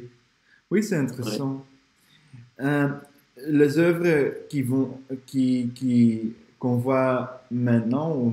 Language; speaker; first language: French; non-native, fluent; Dutch